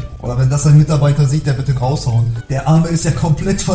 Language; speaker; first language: German; native; German